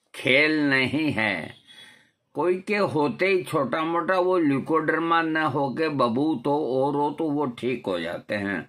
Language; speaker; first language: Hindi; non-native, local second language; Marwari